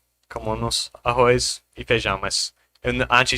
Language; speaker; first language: Portuguese; non-native, fluent; English